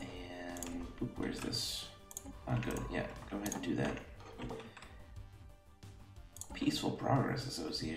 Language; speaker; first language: English; native; English